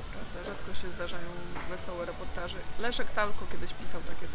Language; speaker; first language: Polish; native; Polish